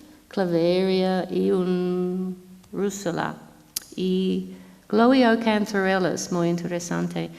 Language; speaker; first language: Spanish; non-native, fluent; English